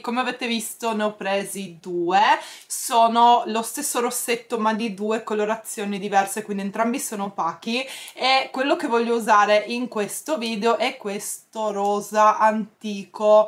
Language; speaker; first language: Italian; native; Italian